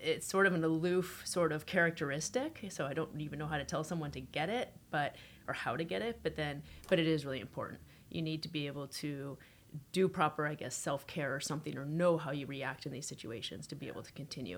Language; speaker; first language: English; native; English